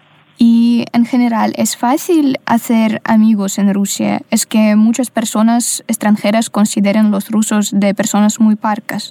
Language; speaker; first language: Spanish; non-native, fluent; Russian